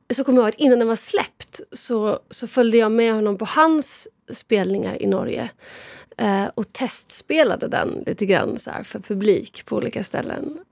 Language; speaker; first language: Swedish; native; Swedish